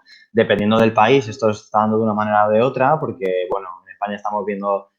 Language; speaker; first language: Spanish; native; Spanish